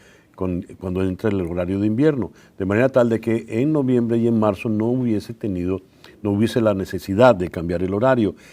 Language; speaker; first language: Spanish; native; Spanish